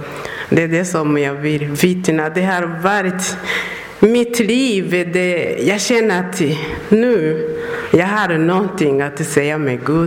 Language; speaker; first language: Swedish; non-native, learner; Persian